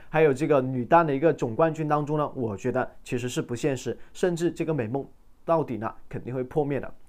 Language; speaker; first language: Chinese; native; Chinese